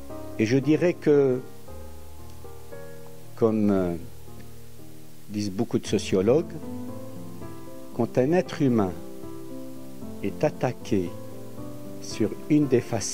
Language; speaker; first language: French; non-native, local second language; Arabic